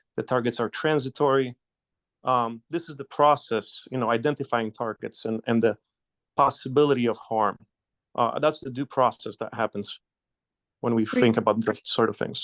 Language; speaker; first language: English; non-native, fluent; Polish